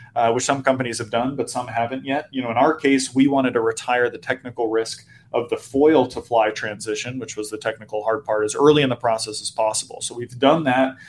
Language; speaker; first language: English; native; English